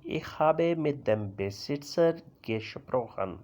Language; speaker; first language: German; non-native, learner; Urdu